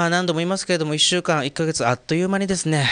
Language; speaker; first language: Japanese; native; Japanese